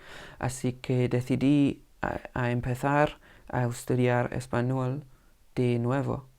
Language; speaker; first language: Spanish; non-native, fluent; English